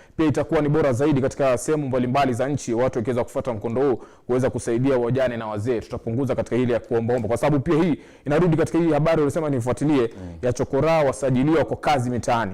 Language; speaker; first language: Swahili; native; Swahili